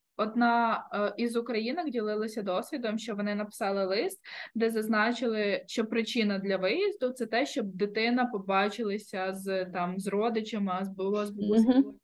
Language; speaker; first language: Ukrainian; native; Ukrainian